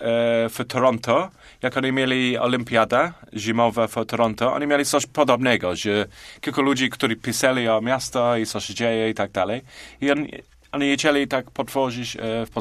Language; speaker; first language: Polish; non-native, learner; English